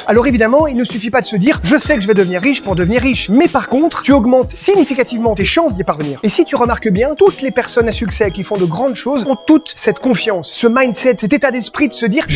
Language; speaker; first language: French; native; French